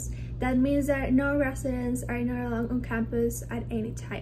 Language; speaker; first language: English; non-native, local second language; Spanish